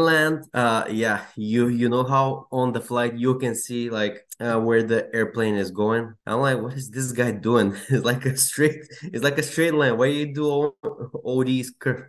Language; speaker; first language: English; non-native, fluent; Bulgarian